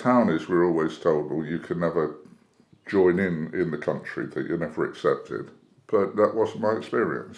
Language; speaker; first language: English; native; English